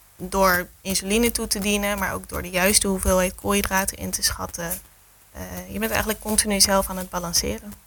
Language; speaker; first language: Dutch; native; Dutch